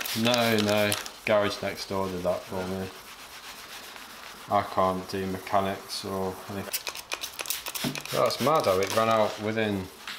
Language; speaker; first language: English; native; English